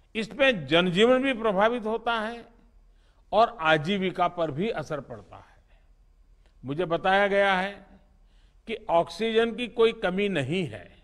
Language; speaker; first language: Hindi; non-native, local second language; Gujarati